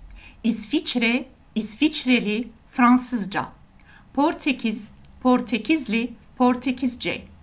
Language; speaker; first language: Turkish; non-native, learner; French